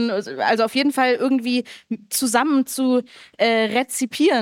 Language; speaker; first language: German; native; German